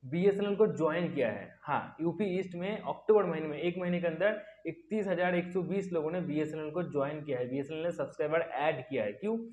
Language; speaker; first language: Hindi; native; Hindi